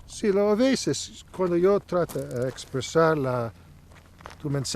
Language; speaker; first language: Spanish; non-native, learner; English